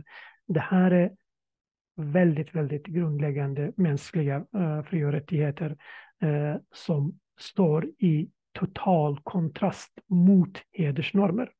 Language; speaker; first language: Swedish; non-native, fluent; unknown